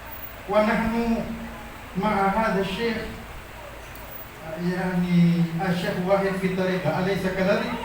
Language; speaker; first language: Arabic; non-native, fluent; Indonesian